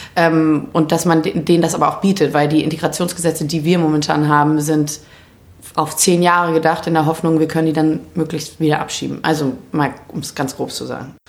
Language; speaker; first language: German; native; German